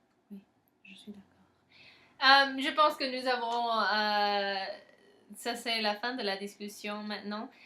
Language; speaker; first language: French; non-native, learner; English